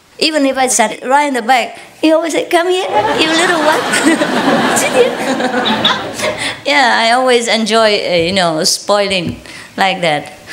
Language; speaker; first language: English; non-native, fluent; Vietnamese